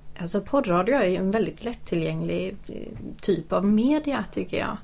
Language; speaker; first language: Swedish; native; Swedish